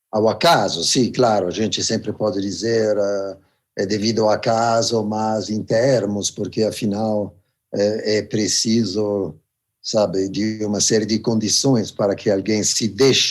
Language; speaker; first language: Portuguese; non-native, fluent; Italian